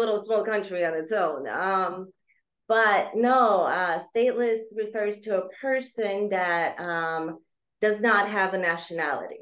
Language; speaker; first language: English; early bilingual, other home language; Russian